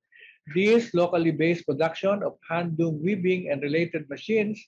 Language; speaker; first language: English; non-native, local second language; Filipino